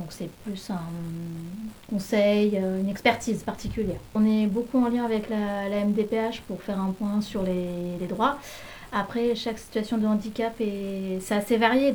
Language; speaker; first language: French; native; French